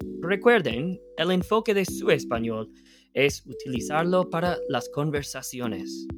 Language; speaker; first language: Spanish; non-native, fluent; English